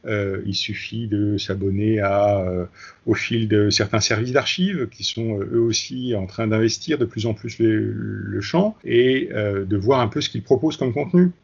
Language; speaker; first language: French; native; French